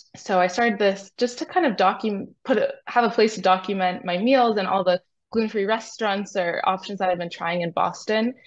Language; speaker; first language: English; native; English